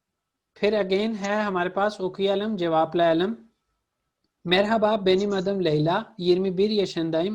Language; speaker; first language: Turkish; non-native, fluent; Urdu